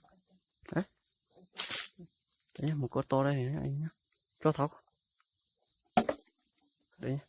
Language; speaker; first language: Vietnamese; non-native, local second language; Hmong